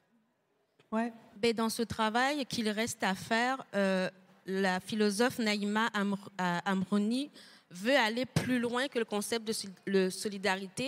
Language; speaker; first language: French; native; French